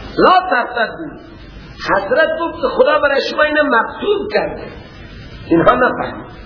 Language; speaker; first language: Persian; native; Persian